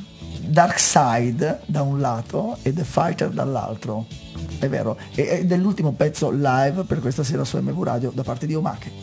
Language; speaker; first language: Italian; native; Italian